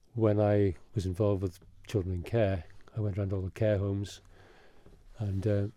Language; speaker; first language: English; early bilingual, other home language; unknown